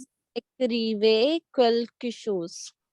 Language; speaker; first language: French; non-native, learner; Hindi